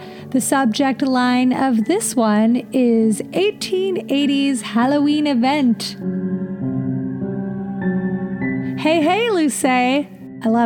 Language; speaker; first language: English; native; English